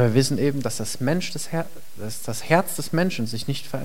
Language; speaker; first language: German; native; German